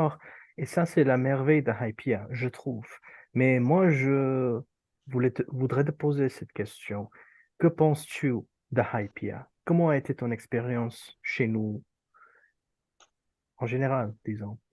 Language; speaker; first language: French; non-native, fluent; Urdu